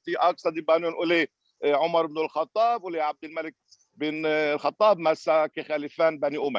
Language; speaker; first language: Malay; non-native, fluent; Arabic